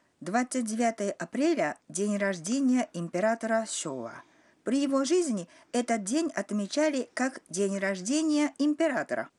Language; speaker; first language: Russian; non-native, fluent; Japanese